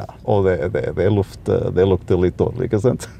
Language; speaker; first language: Norwegian; non-native, learner; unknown